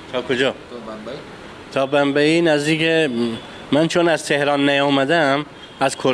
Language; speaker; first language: Persian; non-native, local second language; Kurdish